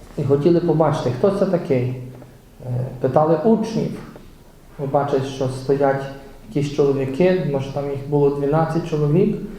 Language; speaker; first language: Ukrainian; non-native, fluent; Polish